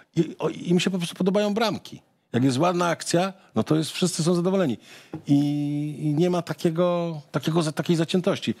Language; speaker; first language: Polish; native; Polish